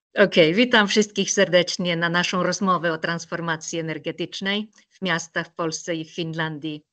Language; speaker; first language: Polish; non-native, fluent; Finnish